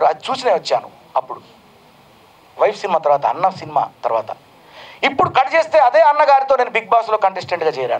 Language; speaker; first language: Telugu; native; Telugu